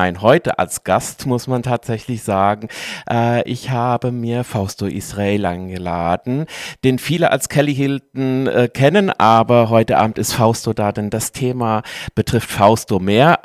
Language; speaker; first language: German; native; German